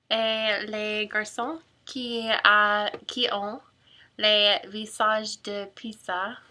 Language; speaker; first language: French; non-native, learner; English